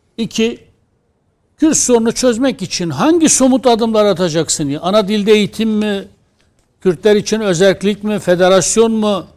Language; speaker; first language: Turkish; non-native, local second language; Kurdish